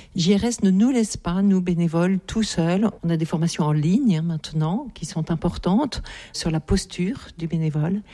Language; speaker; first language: French; native; French